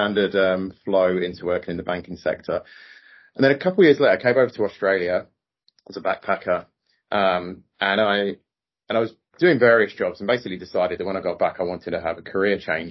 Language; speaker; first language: English; native; English